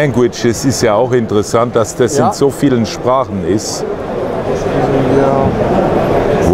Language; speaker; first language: German; native; German